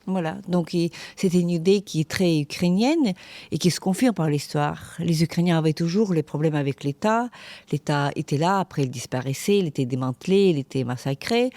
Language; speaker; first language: French; non-native, fluent; Ukrainian